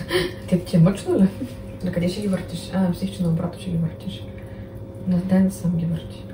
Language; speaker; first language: Bulgarian; native; Bulgarian